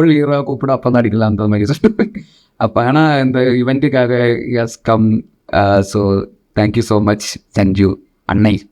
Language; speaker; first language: Tamil; non-native, local second language; Malayalam